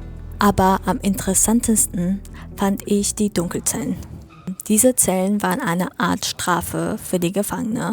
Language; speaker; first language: German; non-native, fluent; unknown